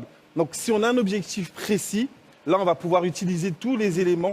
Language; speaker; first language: French; native; French